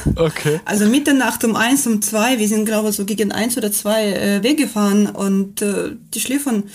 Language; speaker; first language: German; non-native, fluent; Russian